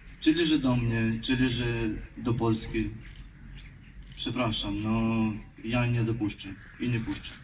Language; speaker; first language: Polish; non-native, learner; Ukrainian